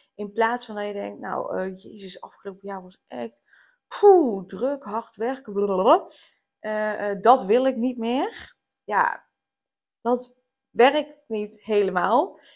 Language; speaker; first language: Dutch; native; Dutch